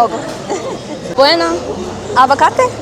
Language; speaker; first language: Spanish; non-native, learner; English